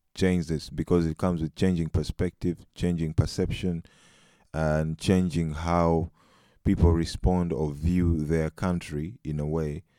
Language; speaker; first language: English; non-native, local second language; Ganda